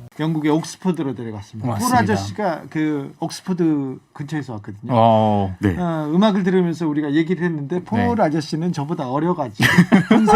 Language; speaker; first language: Korean; native; Korean